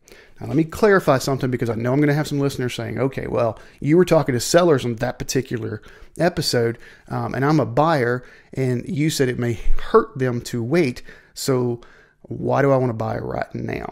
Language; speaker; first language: English; native; English